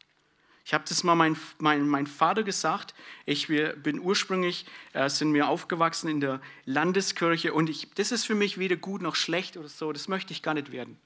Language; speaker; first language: German; native; German